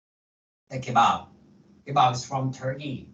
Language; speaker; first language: English; non-native, fluent; Thai